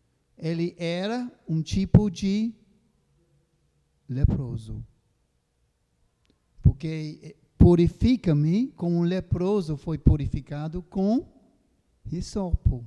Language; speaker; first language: Portuguese; non-native, fluent; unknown